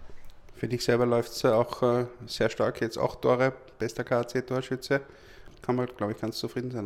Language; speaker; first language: German; native; German